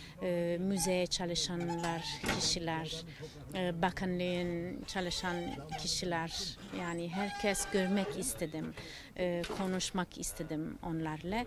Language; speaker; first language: Turkish; non-native, learner; Italian